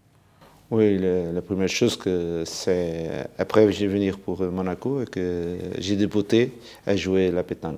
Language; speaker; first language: French; non-native, fluent; Portuguese